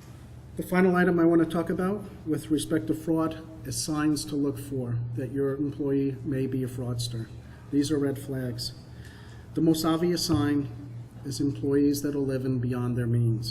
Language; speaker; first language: English; native; English